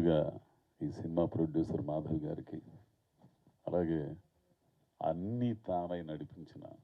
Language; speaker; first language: Telugu; native; Telugu